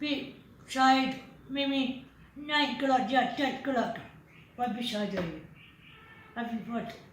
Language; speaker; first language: Hindi; non-native, learner; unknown